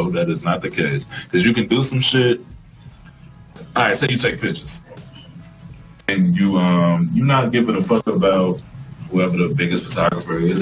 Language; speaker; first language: English; native; English